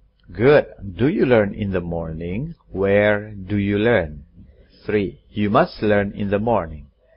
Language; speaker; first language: English; non-native, fluent; Indonesian